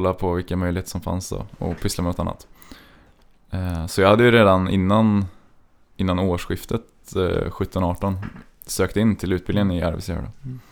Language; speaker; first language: Swedish; native; Swedish